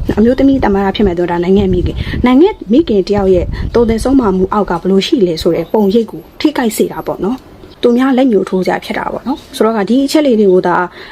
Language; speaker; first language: Burmese; native; Burmese